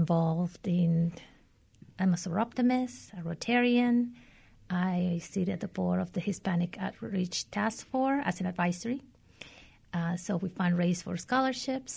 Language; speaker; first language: English; non-native, fluent; Spanish